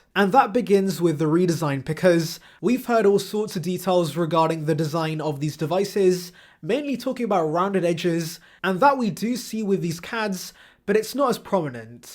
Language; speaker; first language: English; native; English